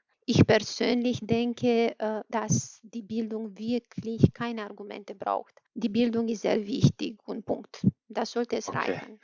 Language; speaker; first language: German; non-native, fluent; Romanian